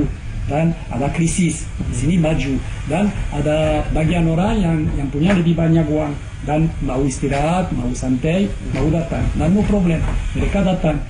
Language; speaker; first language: Indonesian; non-native, fluent; French